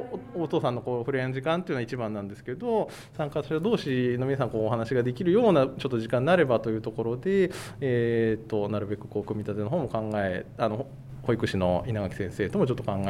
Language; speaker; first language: Japanese; native; Japanese